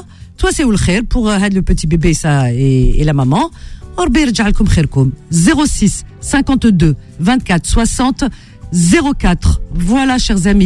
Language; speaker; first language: French; native; French